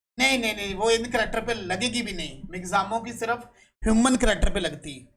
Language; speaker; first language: Urdu; non-native, local second language; Punjabi